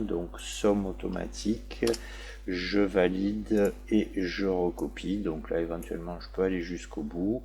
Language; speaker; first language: French; native; French